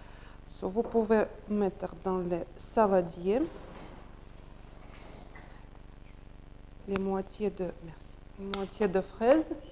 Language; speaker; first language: French; non-native, learner; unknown